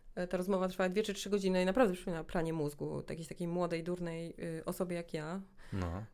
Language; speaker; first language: Polish; native; Polish